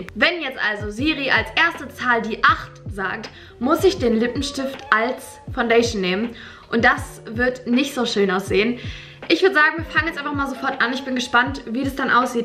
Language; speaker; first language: German; native; German